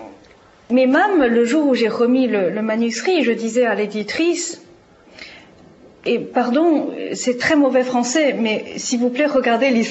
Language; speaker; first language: French; non-native, fluent; Chinese